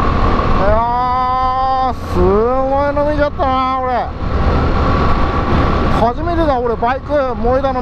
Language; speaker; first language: Japanese; native; Japanese